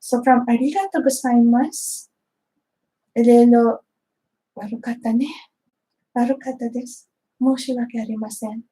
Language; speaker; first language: Japanese; non-native, fluent; Filipino